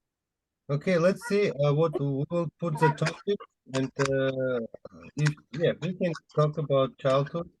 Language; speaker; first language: English; non-native, fluent; Uzbek